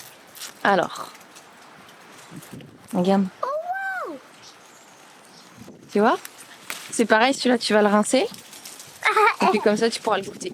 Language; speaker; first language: French; native; French